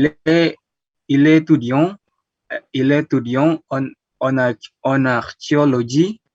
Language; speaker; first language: French; non-native, learner; Indonesian